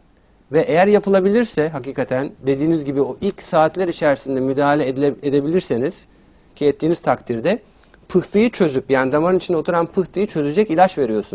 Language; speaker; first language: Turkish; native; Turkish